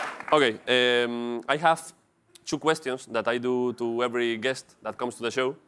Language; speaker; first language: English; non-native, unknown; Spanish